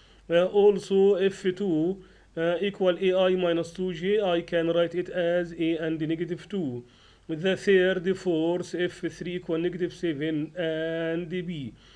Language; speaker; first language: English; non-native, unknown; Arabic